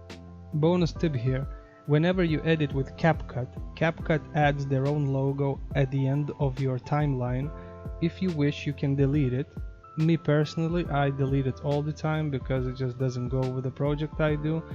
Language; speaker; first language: English; non-native, fluent; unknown